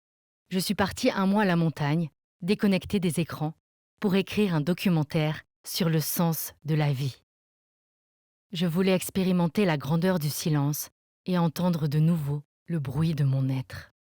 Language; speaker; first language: French; native; French